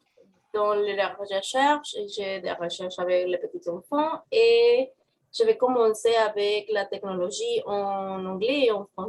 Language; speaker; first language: French; non-native, learner; Spanish